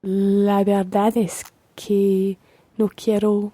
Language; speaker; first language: Spanish; non-native, learner; English